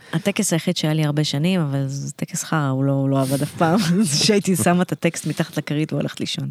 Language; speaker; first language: Hebrew; early bilingual, other home language; Russian